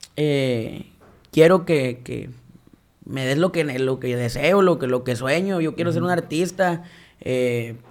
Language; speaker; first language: Spanish; native; Spanish